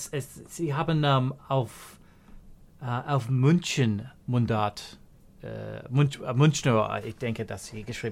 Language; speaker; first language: German; non-native, fluent; English